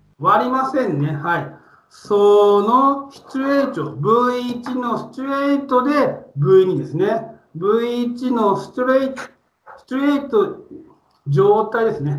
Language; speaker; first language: Japanese; non-native, fluent; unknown